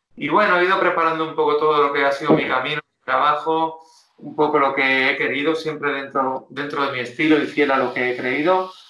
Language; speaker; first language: Spanish; native; Spanish